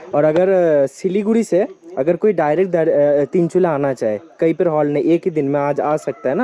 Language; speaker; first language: Hindi; non-native, local second language; Bangla